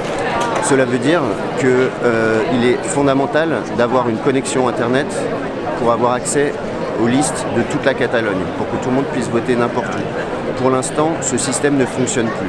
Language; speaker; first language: French; native; French